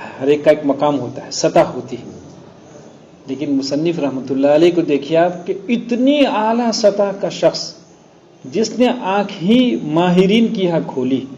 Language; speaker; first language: Urdu; non-native, local second language; Gujarati